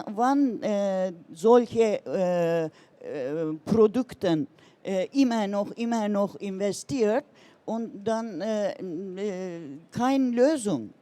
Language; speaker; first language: German; non-native, learner; Turkish